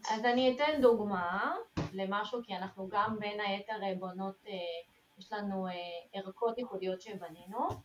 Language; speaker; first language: Hebrew; native; Hebrew